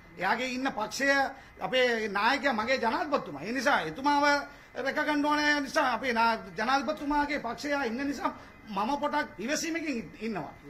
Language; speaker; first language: Sinhala; non-native, local second language; Tamil